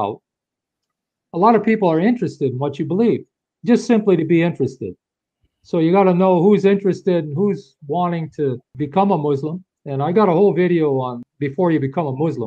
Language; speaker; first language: English; native; English